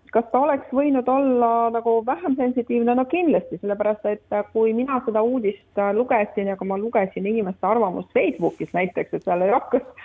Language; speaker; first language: Estonian; non-native, local second language; Russian